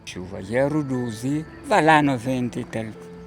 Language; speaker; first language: Portuguese; non-native, local second language; Kabuverdianu